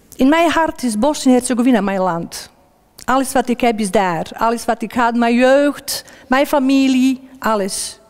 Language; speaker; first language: Dutch; non-native, fluent; Bosnian